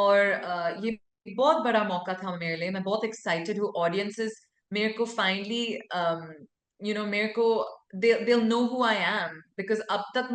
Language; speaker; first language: Hindi; non-native, local second language; English